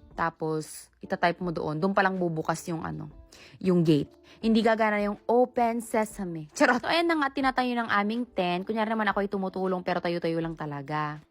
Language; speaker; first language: Filipino; native; Filipino